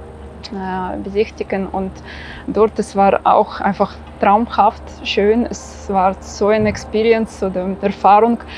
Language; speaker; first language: German; non-native, fluent; Russian